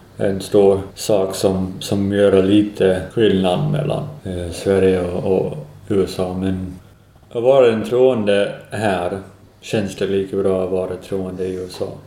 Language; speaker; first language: Swedish; non-native, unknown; English